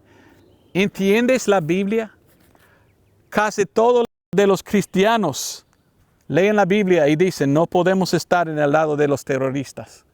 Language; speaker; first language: Spanish; non-native, learner; English